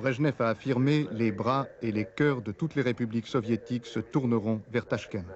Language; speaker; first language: French; native; French